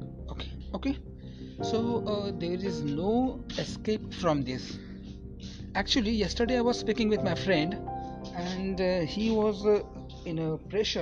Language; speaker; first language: English; non-native, local second language; Marathi